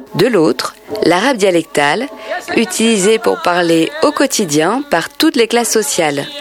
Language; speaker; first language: French; native; French